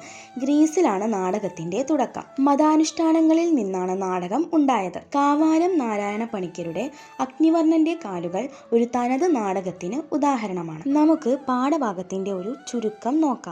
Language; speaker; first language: Malayalam; native; Malayalam